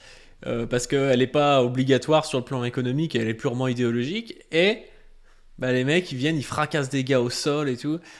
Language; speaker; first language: French; native; French